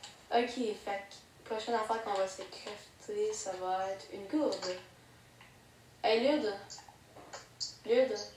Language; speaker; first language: French; native; French